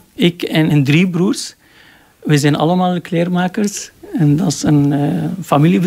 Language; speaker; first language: Dutch; non-native, learner; Arabic